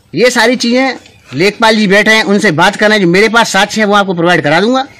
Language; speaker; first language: Hindi; native; Hindi